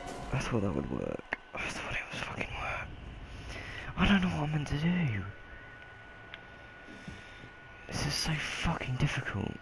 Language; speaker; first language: English; native; English